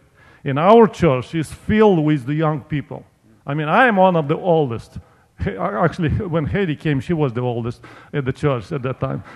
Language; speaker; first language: English; non-native, fluent; Romanian